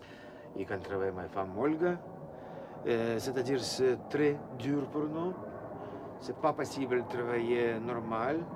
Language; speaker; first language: French; non-native, learner; Russian